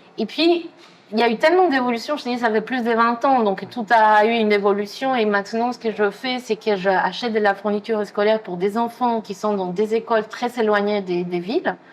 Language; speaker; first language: French; non-native, fluent; Spanish